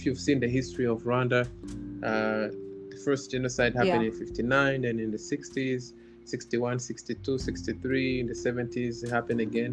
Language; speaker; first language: English; non-native, local second language; Kinyarwanda